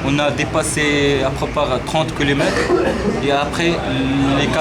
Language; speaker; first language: French; non-native, learner; Arabic